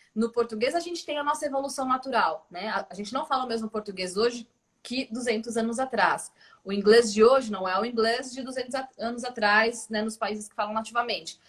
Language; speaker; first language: Portuguese; native; Portuguese